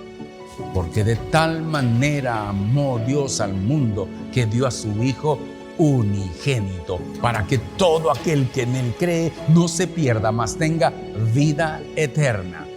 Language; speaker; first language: Spanish; native; Spanish